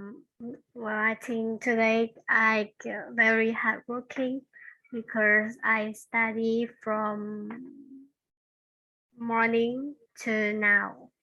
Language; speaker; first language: English; non-native, learner; Vietnamese